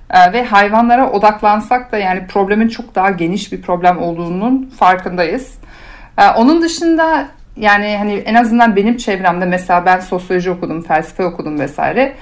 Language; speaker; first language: Turkish; early bilingual, heritage; Turkish